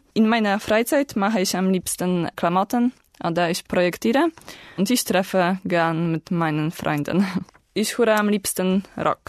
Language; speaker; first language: German; non-native, learner; Polish